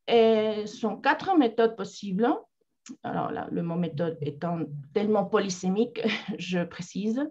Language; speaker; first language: French; non-native, fluent; Spanish